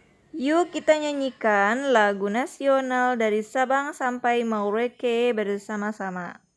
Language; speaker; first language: Indonesian; native; Indonesian